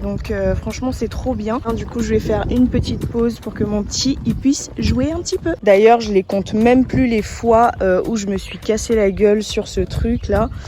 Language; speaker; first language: French; early bilingual, other home language; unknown